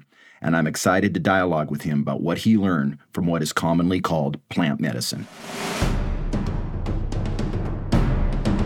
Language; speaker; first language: English; native; English